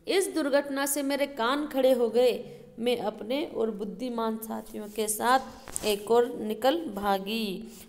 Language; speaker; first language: Hindi; native; Hindi